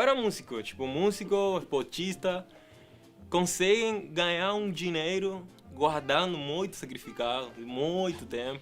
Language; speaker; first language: Portuguese; non-native, fluent; Spanish